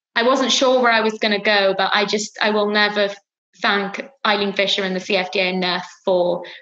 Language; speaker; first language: English; native; English